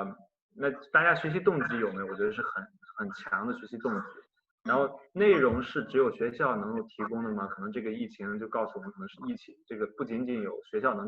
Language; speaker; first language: Chinese; native; Chinese